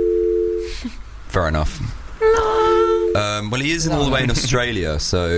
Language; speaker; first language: English; native; English